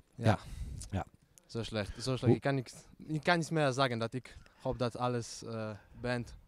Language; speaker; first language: Dutch; non-native, learner; Polish